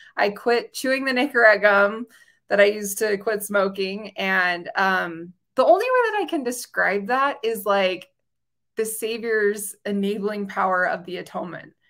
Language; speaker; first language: English; native; English